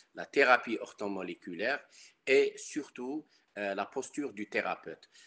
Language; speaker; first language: French; non-native, local second language; Arabic